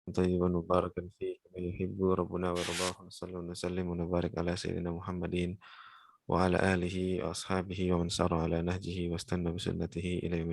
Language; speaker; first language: Arabic; non-native, fluent; Indonesian